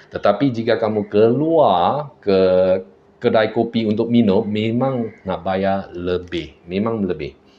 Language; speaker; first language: Malay; non-native, local second language; Chinese